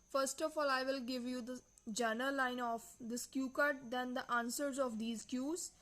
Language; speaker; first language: English; non-native, local second language; Punjabi